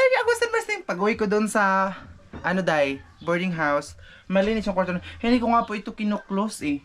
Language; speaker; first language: Filipino; native; Filipino